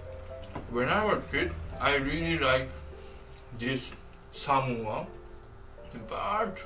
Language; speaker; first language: English; non-native, fluent; Japanese